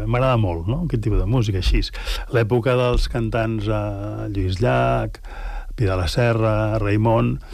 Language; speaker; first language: Catalan; native; Catalan